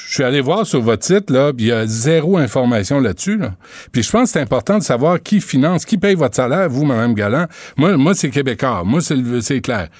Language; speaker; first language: French; native; French